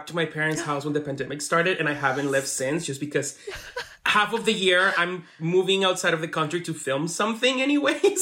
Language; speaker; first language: English; non-native, fluent; Spanish